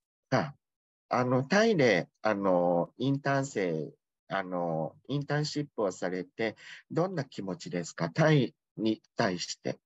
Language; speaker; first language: Japanese; non-native, fluent; Thai